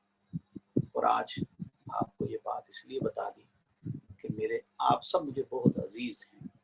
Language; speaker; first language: Urdu; native; Urdu